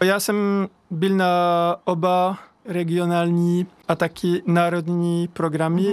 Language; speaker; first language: Czech; non-native, learner; French